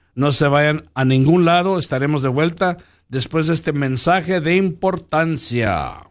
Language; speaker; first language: Spanish; early bilingual, heritage; Spanish